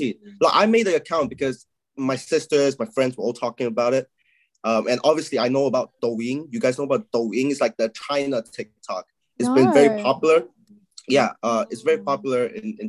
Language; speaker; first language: English; non-native, local second language; Chinese